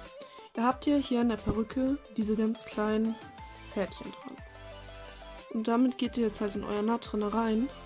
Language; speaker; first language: German; native; German